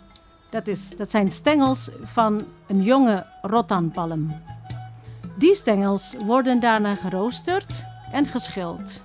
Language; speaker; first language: Dutch; non-native, fluent; Indonesian